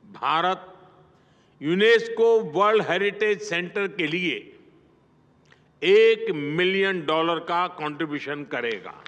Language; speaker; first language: Hindi; non-native, local second language; Gujarati